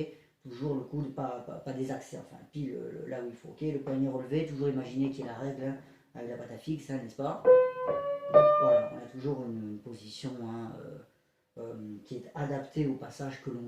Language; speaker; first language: French; native; French